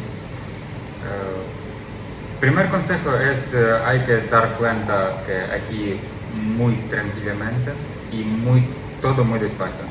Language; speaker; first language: Spanish; non-native, learner; Ukrainian